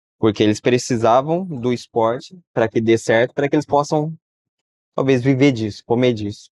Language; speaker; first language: Portuguese; early bilingual, heritage; Portuguese